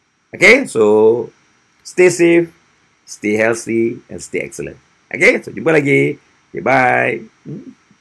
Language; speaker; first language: English; non-native, local second language; Malay